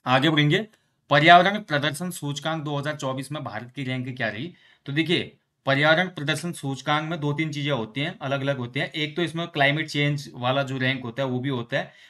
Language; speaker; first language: Hindi; native; Hindi